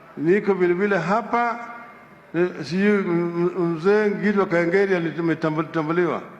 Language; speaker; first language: Swahili; non-native, local second language; Luo (Kenya and Tanzania)